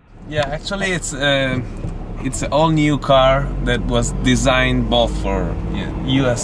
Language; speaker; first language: English; non-native, fluent; Italian